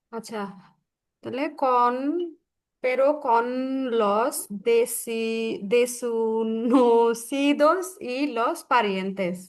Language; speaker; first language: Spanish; non-native, learner; Bangla